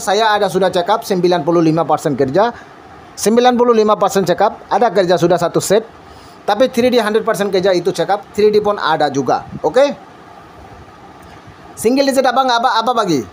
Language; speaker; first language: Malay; non-native, learner; Bangla